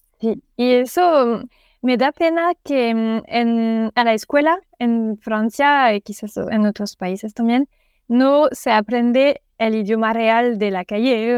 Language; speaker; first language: Spanish; non-native, learner; French